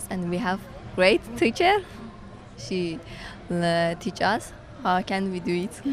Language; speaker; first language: English; non-native, learner; Persian